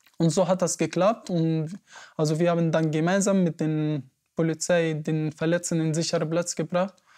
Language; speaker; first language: German; non-native, learner; Arabic